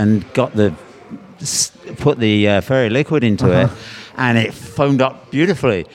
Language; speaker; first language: English; native; English